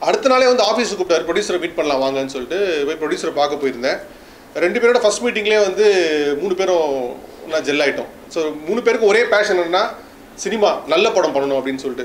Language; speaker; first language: Tamil; native; Tamil